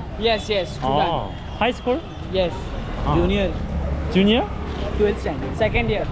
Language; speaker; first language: English; non-native, local second language; Hindi